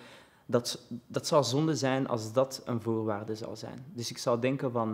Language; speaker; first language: Dutch; early bilingual, other home language; Arabic